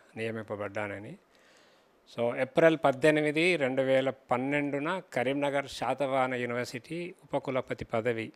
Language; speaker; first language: Telugu; native; Telugu